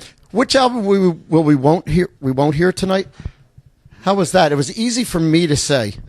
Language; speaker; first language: English; native; English